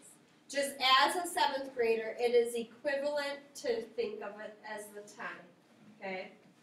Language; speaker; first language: English; native; English